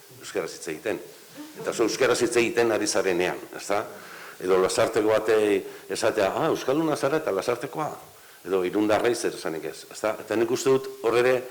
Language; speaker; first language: Basque; native; Basque